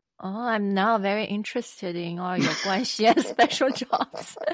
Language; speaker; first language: English; non-native, fluent; Chinese